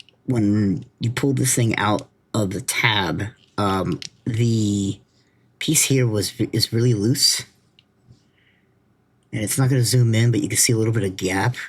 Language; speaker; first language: English; native; English